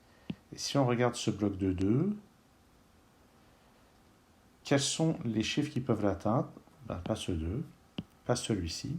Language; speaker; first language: French; native; French